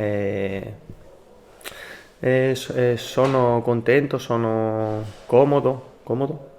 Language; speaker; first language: Italian; non-native, learner; Spanish